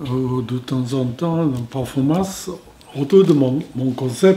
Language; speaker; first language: French; non-native, fluent; Japanese